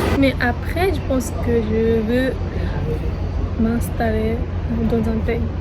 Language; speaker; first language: French; non-native, learner; Japanese